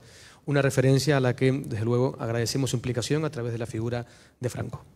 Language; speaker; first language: Spanish; native; Spanish